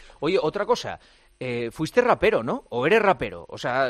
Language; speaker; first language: Spanish; native; Spanish